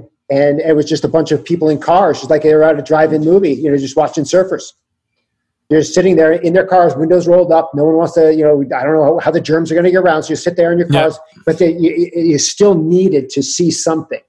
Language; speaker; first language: English; native; English